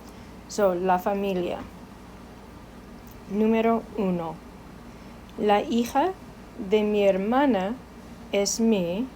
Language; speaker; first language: Spanish; non-native, fluent; English